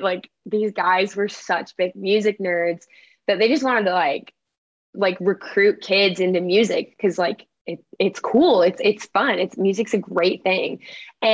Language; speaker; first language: English; native; English